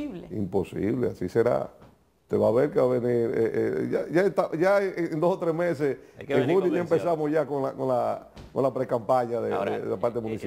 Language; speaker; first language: Spanish; native; Spanish